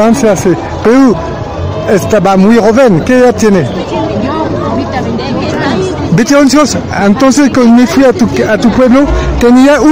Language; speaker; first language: Spanish; non-native, learner; French